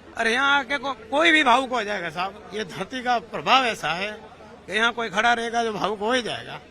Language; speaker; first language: Hindi; non-native, local second language; Gujarati